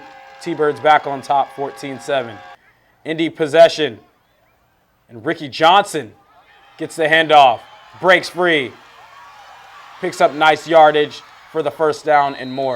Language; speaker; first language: English; native; English